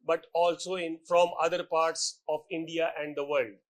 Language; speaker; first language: English; non-native, local second language; Punjabi